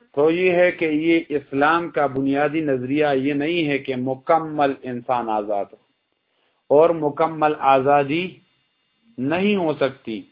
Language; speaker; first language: Urdu; non-native, local second language; Pashto